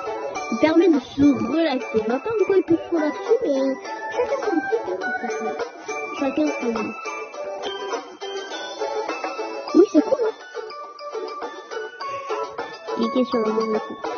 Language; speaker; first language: French; native; French